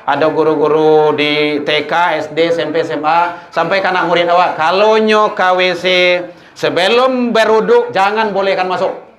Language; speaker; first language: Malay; non-native, local second language; Minangkabau